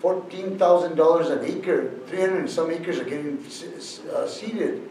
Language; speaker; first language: English; native; English